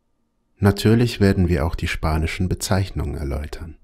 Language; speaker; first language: German; non-native, fluent; Spanish